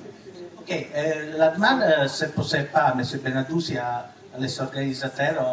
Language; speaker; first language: French; non-native, learner; Italian